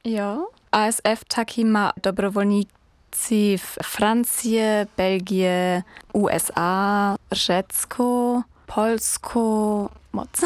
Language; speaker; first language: Czech; non-native, learner; German